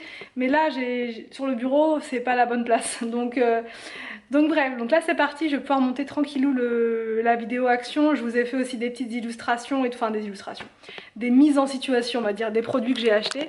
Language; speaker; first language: French; native; French